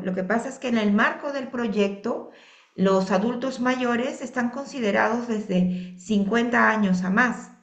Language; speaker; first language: Spanish; native; Spanish